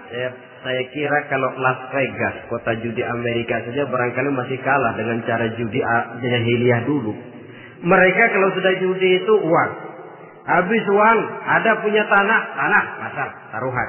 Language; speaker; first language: Indonesian; native; Indonesian